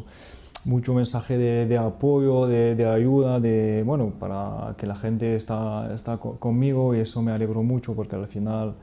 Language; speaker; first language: Spanish; non-native, fluent; French